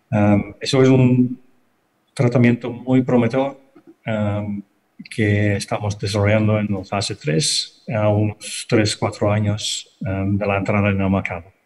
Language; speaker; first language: Spanish; non-native, fluent; Italian